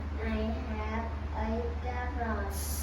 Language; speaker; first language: English; non-native, learner; Vietnamese